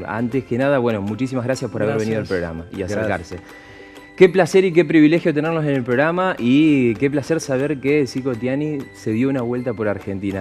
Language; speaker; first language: Spanish; native; Spanish